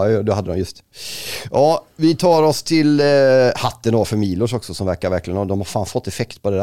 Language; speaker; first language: Swedish; native; Swedish